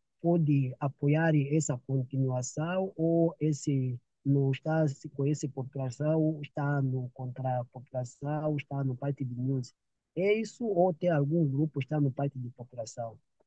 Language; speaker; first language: Portuguese; non-native, learner; Kinyarwanda